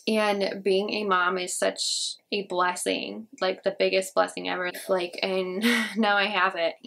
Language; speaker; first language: English; native; English